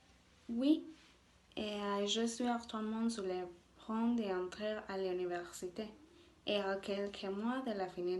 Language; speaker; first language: French; non-native, learner; Spanish